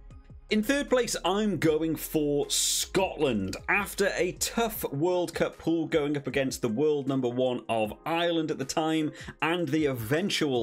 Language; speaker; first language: English; native; English